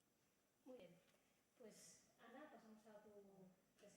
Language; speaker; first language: Spanish; native; Spanish